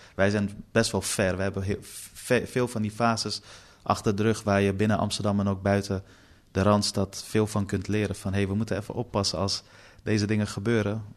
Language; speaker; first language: Dutch; early bilingual, other home language; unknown